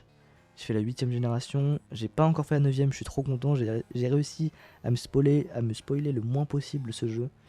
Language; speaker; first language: French; native; French